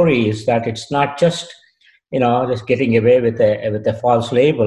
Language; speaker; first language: English; non-native, local second language; Kannada